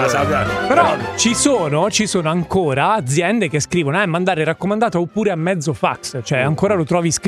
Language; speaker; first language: Italian; native; Italian